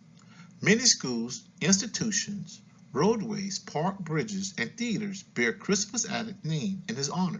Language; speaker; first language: English; native; English